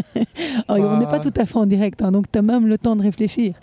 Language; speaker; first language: French; native; French